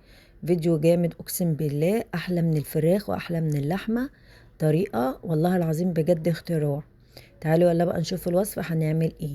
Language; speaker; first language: Arabic; native; Arabic